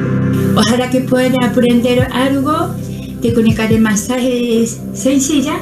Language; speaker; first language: Spanish; non-native, learner; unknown